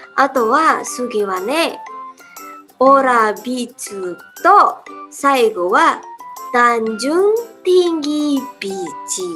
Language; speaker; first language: Japanese; non-native, learner; Indonesian